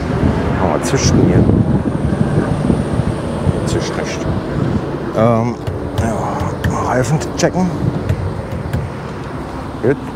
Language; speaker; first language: German; native; German